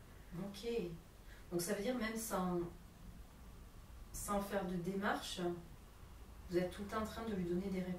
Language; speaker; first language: French; native; French